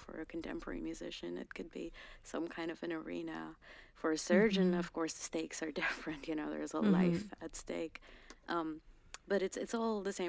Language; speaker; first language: English; non-native, local second language; Garhwali